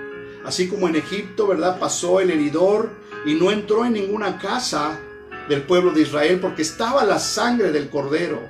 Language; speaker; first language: Spanish; native; Spanish